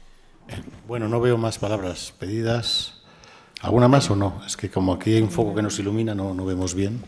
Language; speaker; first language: Spanish; native; Spanish